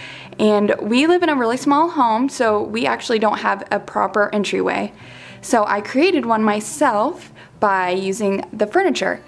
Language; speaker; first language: English; native; English